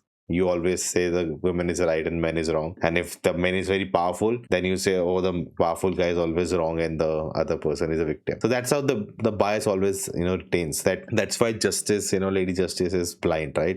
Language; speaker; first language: English; non-native, local second language; Hindi